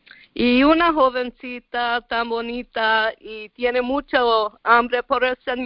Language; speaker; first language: Spanish; early bilingual, heritage; Spanish